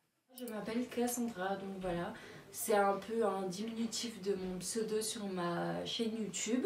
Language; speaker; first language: French; native; French